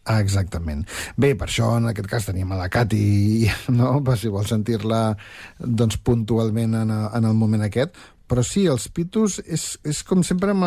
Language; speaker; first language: Catalan; native; Catalan